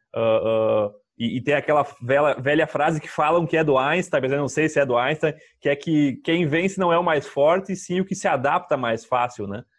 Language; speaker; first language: Portuguese; native; Portuguese